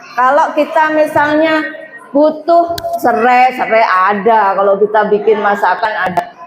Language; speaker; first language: Indonesian; non-native, local second language; Javanese